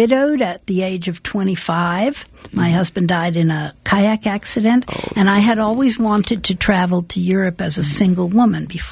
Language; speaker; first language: English; native; English